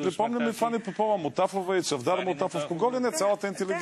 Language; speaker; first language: Bulgarian; native; Bulgarian